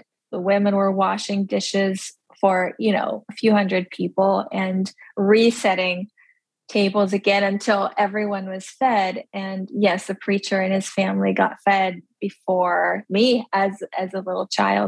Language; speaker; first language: English; early bilingual, other home language; Pennsylvania German